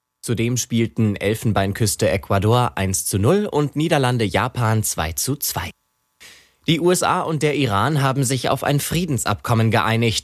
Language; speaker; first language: German; native; German